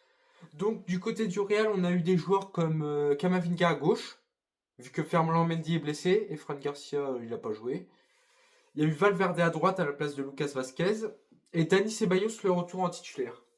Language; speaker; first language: French; native; French